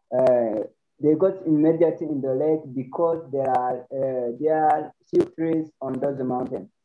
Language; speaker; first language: English; non-native, learner; Rundi